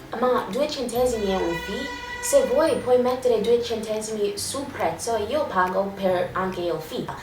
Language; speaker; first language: Italian; non-native, learner; English